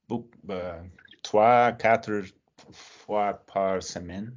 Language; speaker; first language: French; non-native, learner; English